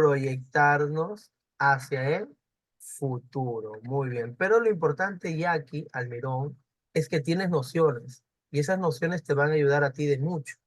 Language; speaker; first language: Spanish; native; Spanish